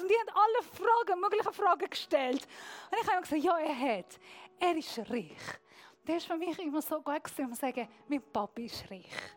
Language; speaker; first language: German; non-native, fluent; Persian